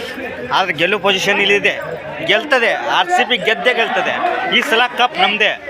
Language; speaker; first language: Kannada; non-native, local second language; Lambadi